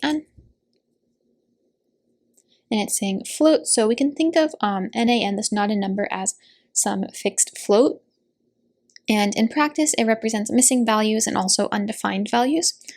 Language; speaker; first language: English; native; English